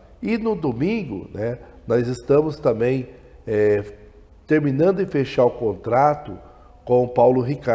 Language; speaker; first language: Portuguese; native; Portuguese